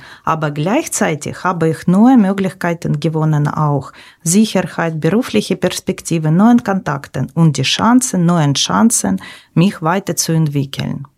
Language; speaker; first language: German; non-native, learner; Ukrainian